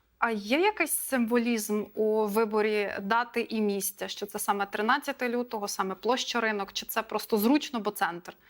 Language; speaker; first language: Ukrainian; native; Ukrainian